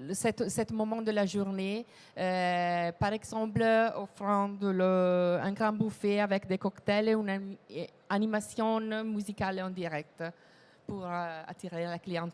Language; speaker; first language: French; non-native, fluent; Italian